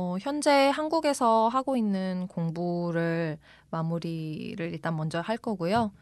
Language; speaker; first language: Korean; native; Korean